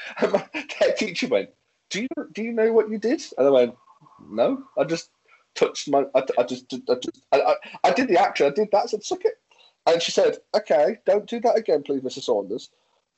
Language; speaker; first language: English; native; English